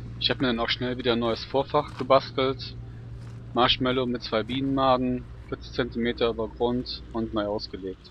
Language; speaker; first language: German; native; German